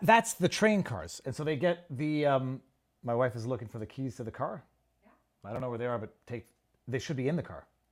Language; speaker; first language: English; native; English